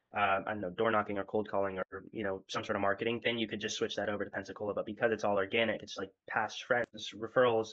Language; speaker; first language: English; native; English